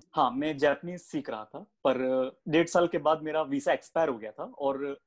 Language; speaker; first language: Hindi; native; Hindi